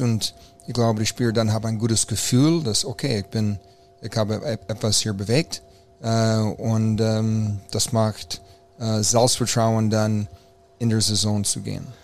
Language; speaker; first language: German; non-native, fluent; English